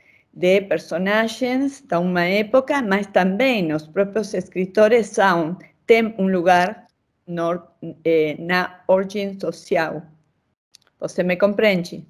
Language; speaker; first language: Portuguese; non-native, fluent; Spanish